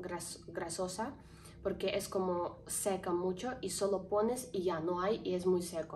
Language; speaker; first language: Spanish; non-native, learner; Ukrainian